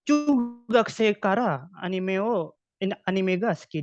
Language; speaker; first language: Japanese; non-native, learner; Indonesian